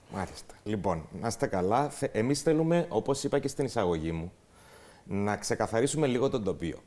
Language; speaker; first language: Greek; native; Greek